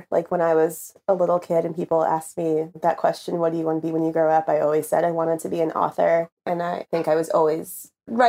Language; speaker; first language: English; native; English